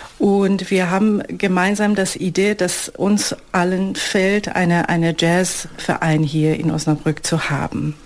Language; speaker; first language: German; non-native, fluent; Persian